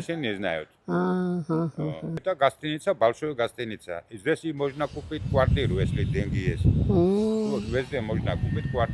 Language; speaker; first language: Russian; non-native, local second language; Georgian